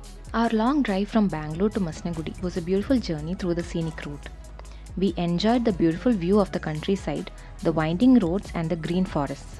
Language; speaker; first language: English; non-native, local second language; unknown